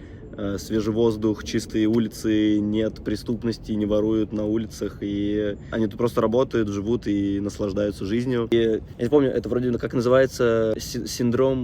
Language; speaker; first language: Russian; native; Russian